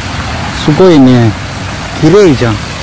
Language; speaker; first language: Japanese; non-native, learner; Indonesian